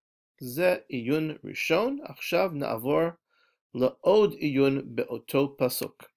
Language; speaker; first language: Hebrew; non-native, fluent; English